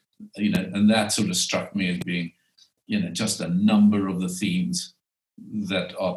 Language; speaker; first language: English; native; English